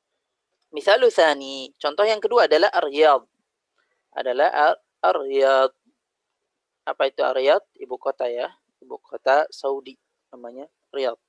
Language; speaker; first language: Indonesian; native; Indonesian